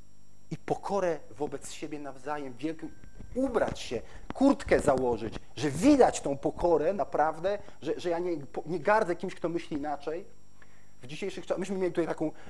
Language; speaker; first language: Polish; native; Polish